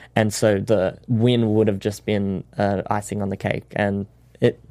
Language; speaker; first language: English; native; English